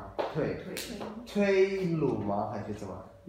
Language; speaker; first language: Chinese; non-native, fluent; Azerbaijani